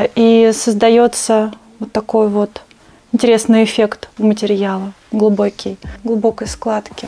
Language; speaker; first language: Russian; native; Russian